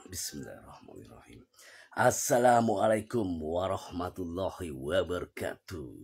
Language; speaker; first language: Indonesian; native; Indonesian